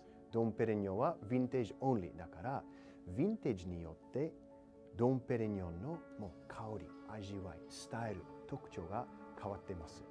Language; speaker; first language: Japanese; non-native, fluent; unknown